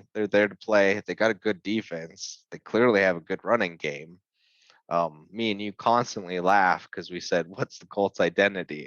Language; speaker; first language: English; native; English